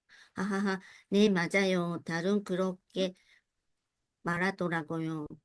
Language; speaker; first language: Korean; non-native, learner; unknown